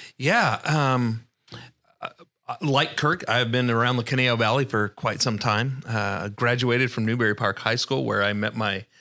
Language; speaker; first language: English; native; English